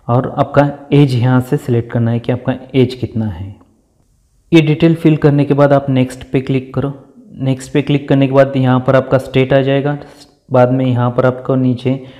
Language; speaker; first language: Hindi; non-native, local second language; Marathi